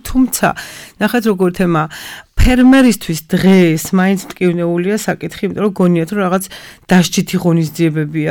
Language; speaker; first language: Georgian; native; Georgian